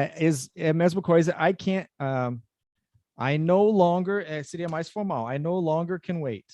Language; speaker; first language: Portuguese; non-native, fluent; English